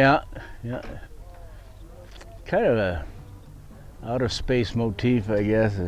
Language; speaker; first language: English; native; English